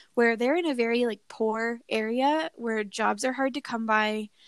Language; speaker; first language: English; native; English